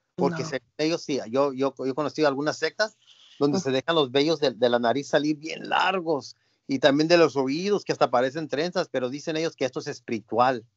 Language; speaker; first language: Spanish; early bilingual, heritage; Spanish